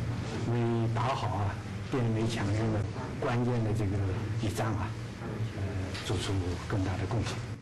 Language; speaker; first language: Chinese; native; Chinese